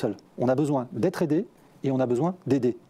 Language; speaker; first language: French; native; French